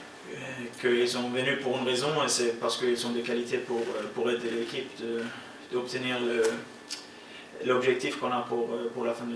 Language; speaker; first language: French; non-native, fluent; Norwegian